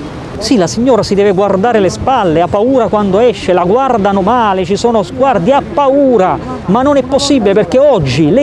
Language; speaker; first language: Italian; native; Italian